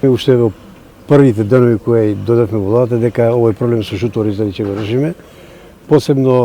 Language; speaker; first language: Macedonian; native; Macedonian